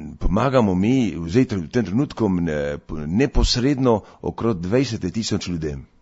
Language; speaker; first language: Slovenian; early bilingual, heritage; Slovenian